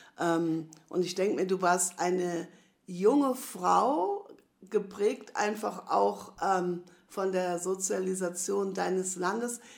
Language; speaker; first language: German; native; German